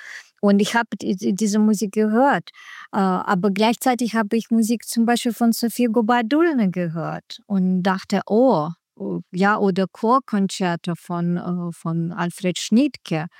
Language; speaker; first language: German; non-native, learner; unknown